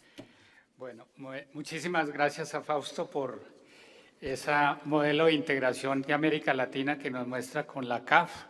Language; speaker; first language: Spanish; native; Spanish